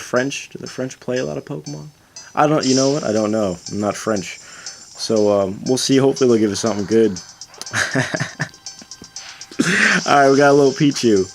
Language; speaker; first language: English; native; English